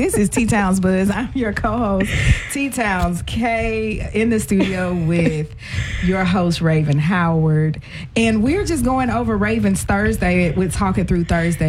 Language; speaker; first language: English; native; English